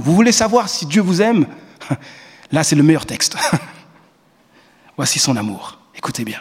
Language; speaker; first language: French; native; French